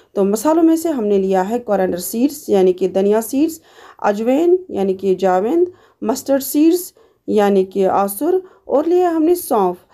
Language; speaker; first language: Hindi; non-native, local second language; Kashmiri